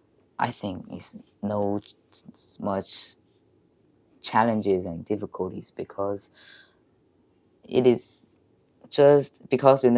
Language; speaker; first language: English; non-native, learner; Chinese